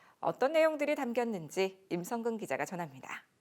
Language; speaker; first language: Korean; native; Korean